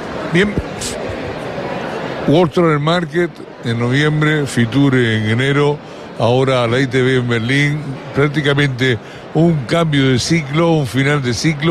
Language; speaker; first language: Spanish; native; Spanish